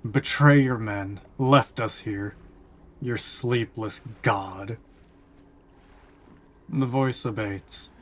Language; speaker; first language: English; native; English